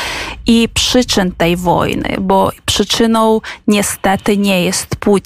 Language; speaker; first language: Polish; non-native, fluent; Ukrainian